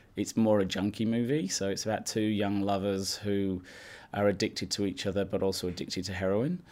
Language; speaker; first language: English; native; English